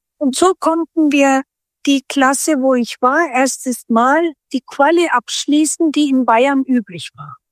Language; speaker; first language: German; early bilingual, other home language; Turkish